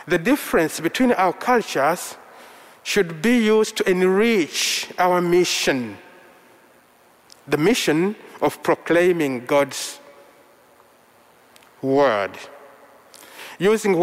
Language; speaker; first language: English; non-native, local second language; Ganda